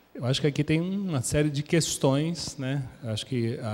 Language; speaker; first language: Portuguese; native; Portuguese